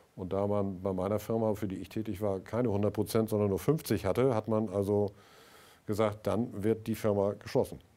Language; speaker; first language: German; native; German